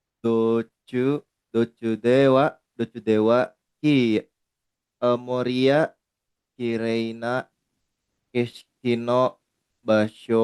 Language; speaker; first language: Japanese; non-native, learner; Indonesian